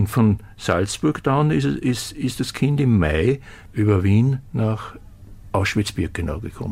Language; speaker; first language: German; native; German